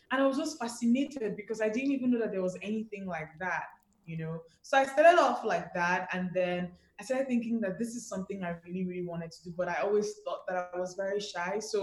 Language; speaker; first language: English; non-native, local second language; Igbo